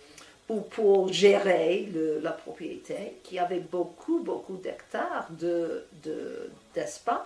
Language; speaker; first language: French; non-native, fluent; English